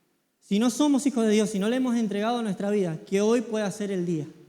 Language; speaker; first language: Spanish; native; Spanish